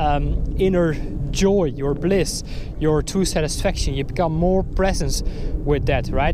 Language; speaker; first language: English; non-native, fluent; Dutch